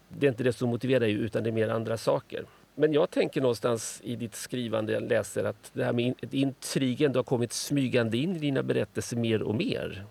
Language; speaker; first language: Swedish; native; Swedish